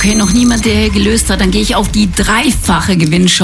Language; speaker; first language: German; native; German